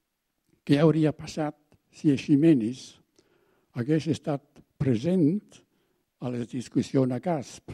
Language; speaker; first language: Catalan; non-native, fluent; German